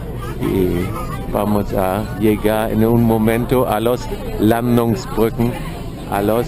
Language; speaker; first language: Spanish; non-native, fluent; German